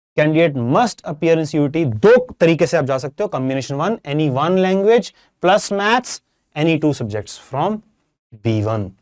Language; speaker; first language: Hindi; non-native, local second language; Punjabi